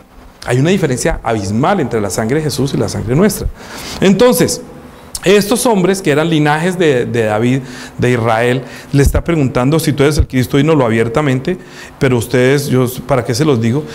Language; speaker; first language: Spanish; native; Spanish